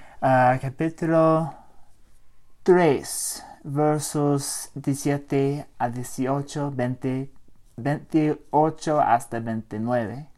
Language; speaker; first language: Spanish; early bilingual, heritage; English